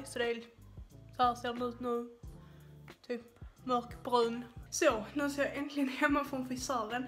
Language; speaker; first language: Swedish; native; Swedish